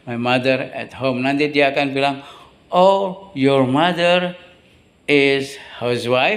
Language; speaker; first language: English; non-native, learner; Indonesian